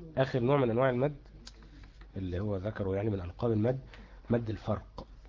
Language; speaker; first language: Arabic; native; Arabic